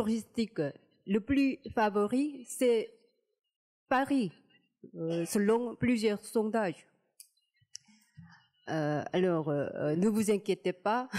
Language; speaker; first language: French; non-native, fluent; Korean